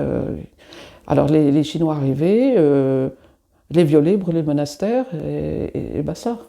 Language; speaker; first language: French; native; French